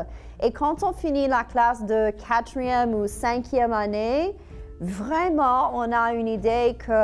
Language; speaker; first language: French; non-native, fluent; English